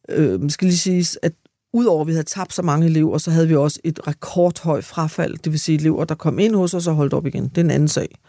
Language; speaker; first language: Danish; native; Danish